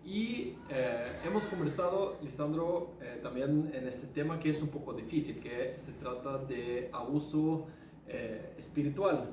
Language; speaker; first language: Spanish; non-native, fluent; Norwegian